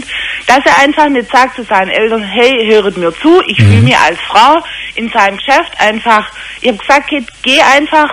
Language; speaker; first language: German; native; German